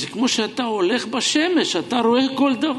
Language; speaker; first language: Hebrew; non-native, fluent; Russian